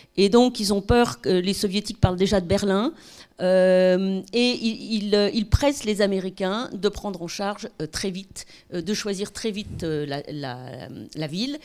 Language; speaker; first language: French; native; French